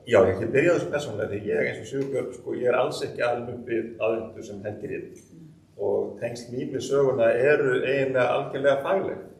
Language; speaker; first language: Icelandic; native; Icelandic